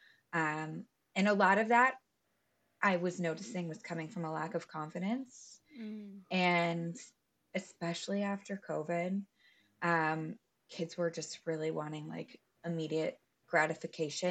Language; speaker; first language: English; native; English